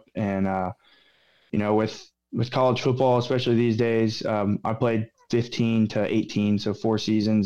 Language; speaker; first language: English; native; English